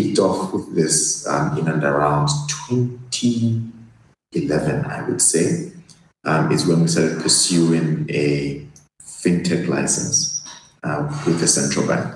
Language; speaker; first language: English; non-native, local second language; Bemba